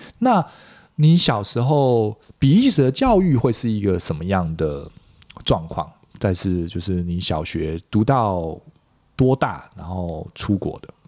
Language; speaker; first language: Chinese; native; Chinese